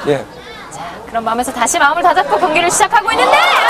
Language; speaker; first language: Korean; native; Korean